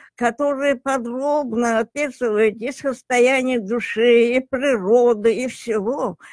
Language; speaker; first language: Russian; non-native, local second language; Tajik